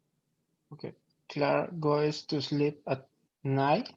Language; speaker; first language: English; non-native, learner; Spanish